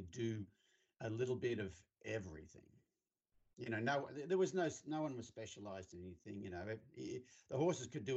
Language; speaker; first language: English; native; English